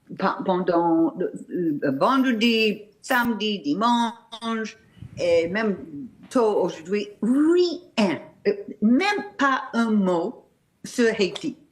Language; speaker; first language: French; non-native, fluent; English